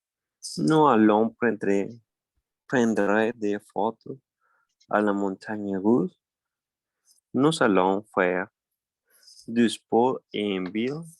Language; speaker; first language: French; non-native, learner; Spanish